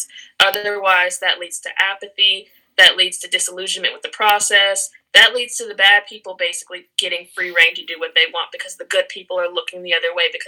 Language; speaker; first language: English; native; English